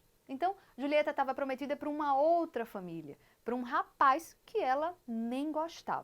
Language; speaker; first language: Portuguese; native; Portuguese